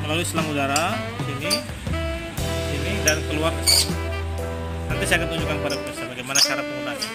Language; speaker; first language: Indonesian; native; Indonesian